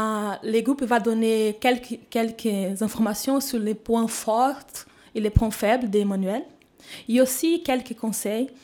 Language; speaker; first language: French; non-native, fluent; Portuguese